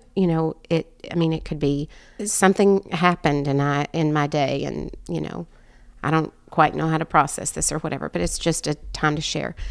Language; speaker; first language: English; native; English